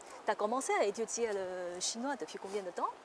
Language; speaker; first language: French; non-native, fluent; Chinese